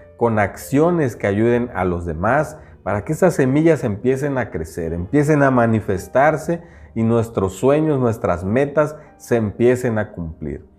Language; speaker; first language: Spanish; non-native, local second language; Nahuatl languages